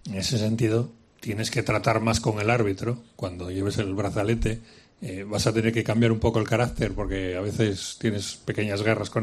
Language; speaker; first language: Spanish; native; Spanish